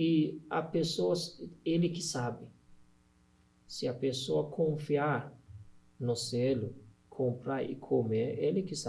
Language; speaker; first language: Portuguese; non-native, learner; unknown